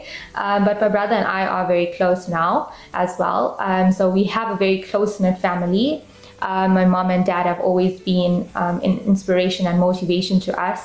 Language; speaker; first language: English; native; English